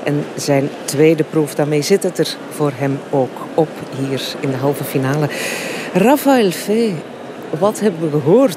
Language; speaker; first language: Dutch; native; Dutch